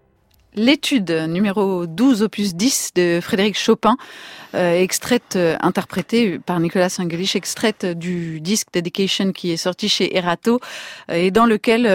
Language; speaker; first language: French; native; French